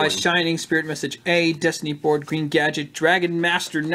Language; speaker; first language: English; native; English